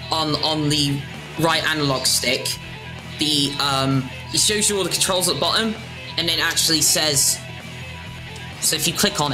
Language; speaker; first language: English; native; English